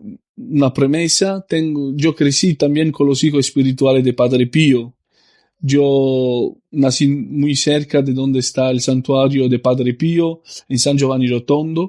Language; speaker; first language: Spanish; non-native, fluent; Italian